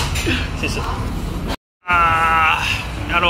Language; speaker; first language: Chinese; non-native, learner; Japanese